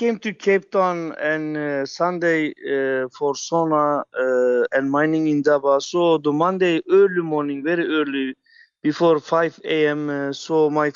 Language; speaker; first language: English; non-native, fluent; Turkish